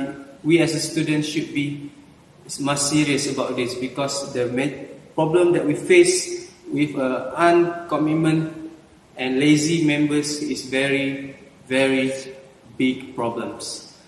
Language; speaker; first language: English; non-native, learner; Malay